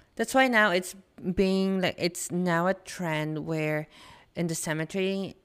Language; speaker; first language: English; non-native, local second language; Filipino